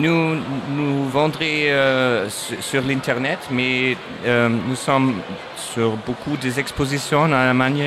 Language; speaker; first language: French; non-native, learner; German